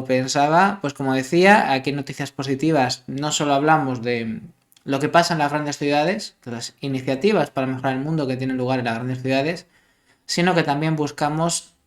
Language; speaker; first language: Spanish; native; Spanish